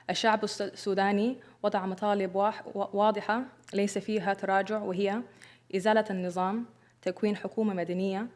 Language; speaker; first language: Arabic; early bilingual, other home language; English